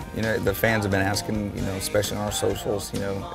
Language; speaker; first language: English; native; English